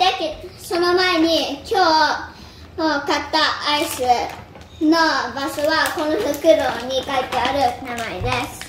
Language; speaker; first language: Japanese; early bilingual, heritage; Japanese